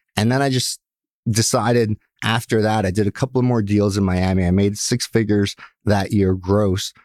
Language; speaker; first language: English; early bilingual, other home language; Russian